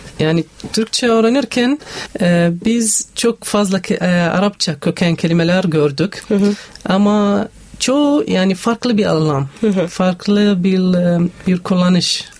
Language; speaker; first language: Turkish; non-native, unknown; Arabic